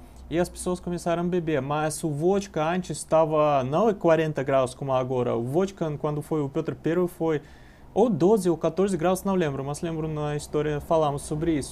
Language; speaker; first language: Portuguese; non-native, learner; Russian